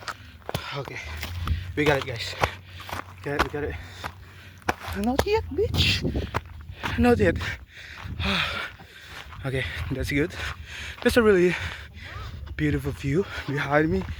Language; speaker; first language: English; non-native, learner; Indonesian